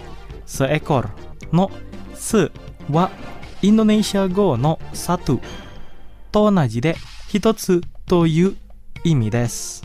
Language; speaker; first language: Japanese; non-native, fluent; Indonesian